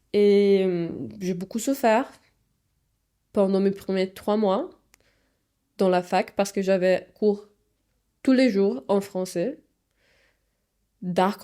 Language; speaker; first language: French; non-native, fluent; Portuguese